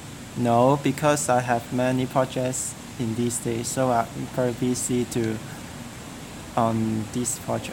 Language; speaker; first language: English; non-native, learner; Cantonese